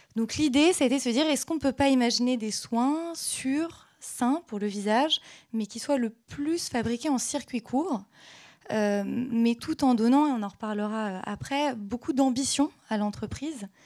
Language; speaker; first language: French; native; French